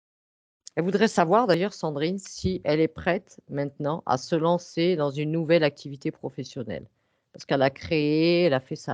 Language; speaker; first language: French; native; French